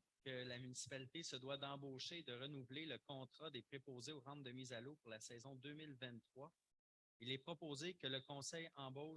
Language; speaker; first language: French; native; French